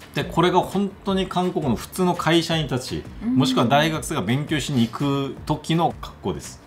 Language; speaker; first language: Japanese; non-native, fluent; Korean